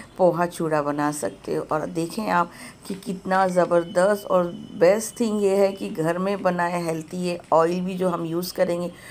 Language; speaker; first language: Hindi; native; Hindi